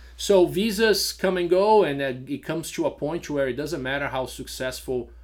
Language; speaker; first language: English; non-native, fluent; Portuguese